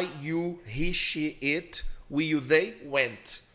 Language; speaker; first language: English; non-native, fluent; Portuguese